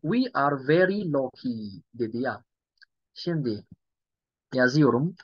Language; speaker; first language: English; non-native, local second language; Yoruba